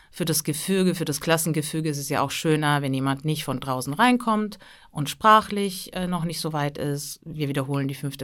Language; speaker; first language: German; early bilingual, other home language; Turkish